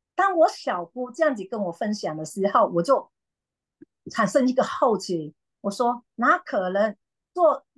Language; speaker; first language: Chinese; non-native, local second language; Cantonese